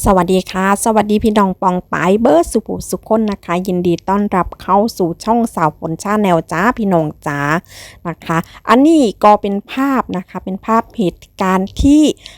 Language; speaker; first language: Thai; non-native, local second language; Northeastern Thai